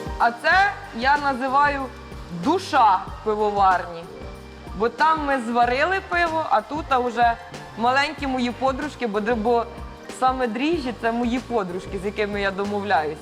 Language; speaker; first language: Ukrainian; native; Ukrainian